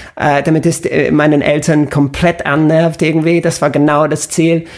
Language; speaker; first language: German; non-native, fluent; English